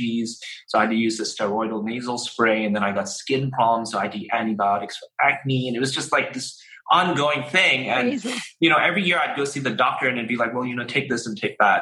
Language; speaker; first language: English; non-native, local second language; Cantonese